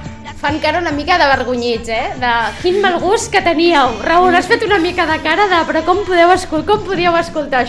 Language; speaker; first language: Catalan; native; Catalan